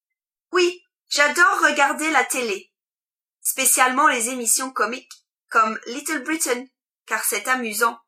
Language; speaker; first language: French; non-native, learner; English